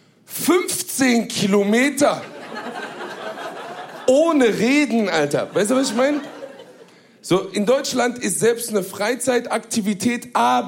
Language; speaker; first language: German; native; German